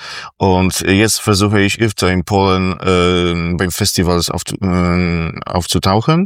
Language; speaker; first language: German; non-native, fluent; Polish